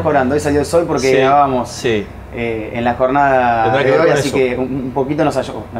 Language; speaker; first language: Spanish; native; Spanish